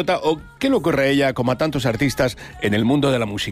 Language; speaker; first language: Spanish; native; Spanish